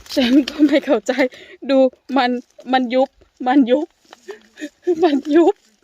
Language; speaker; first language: Thai; native; Thai